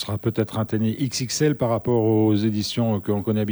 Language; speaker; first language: French; native; French